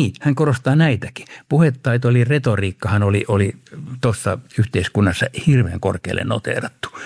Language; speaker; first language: Finnish; native; Finnish